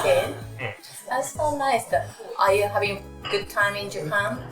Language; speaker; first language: English; non-native, learner; Japanese